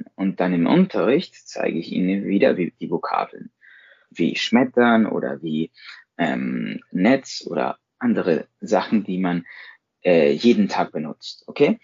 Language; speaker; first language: German; non-native, fluent; Spanish